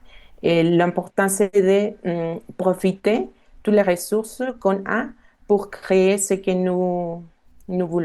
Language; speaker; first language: French; non-native, fluent; Spanish